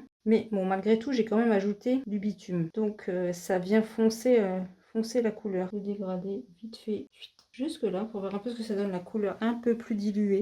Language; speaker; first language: French; native; French